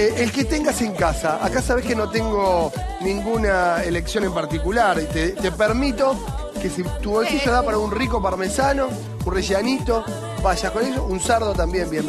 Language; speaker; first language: Spanish; native; Spanish